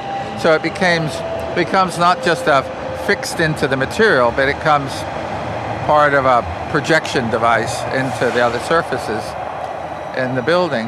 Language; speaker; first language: English; native; English